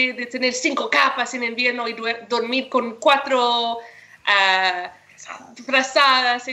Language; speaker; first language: Spanish; non-native, fluent; English